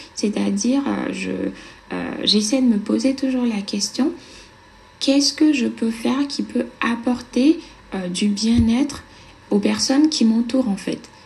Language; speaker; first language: French; non-native, fluent; Italian